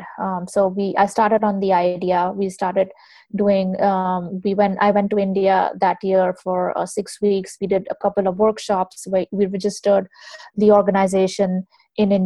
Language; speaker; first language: English; non-native, local second language; Hindi